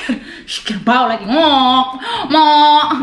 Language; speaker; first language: Indonesian; non-native, local second language; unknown